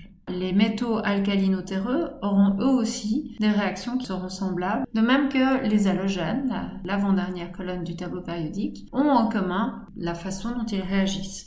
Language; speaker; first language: French; native; French